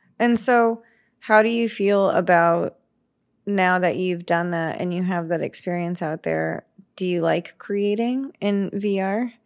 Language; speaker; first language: English; native; English